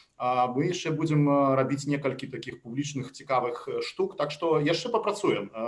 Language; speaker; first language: Belarusian; non-native, local second language; Russian